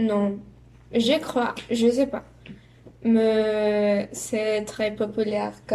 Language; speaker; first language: French; non-native, learner; Spanish